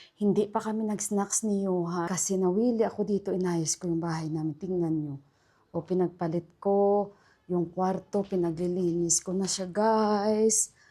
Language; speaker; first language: Filipino; native; Filipino